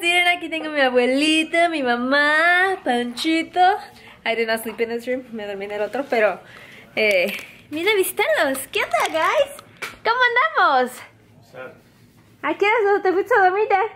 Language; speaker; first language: Spanish; early bilingual, heritage; Spanish